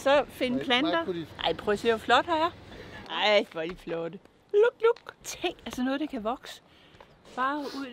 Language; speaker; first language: Danish; native; Danish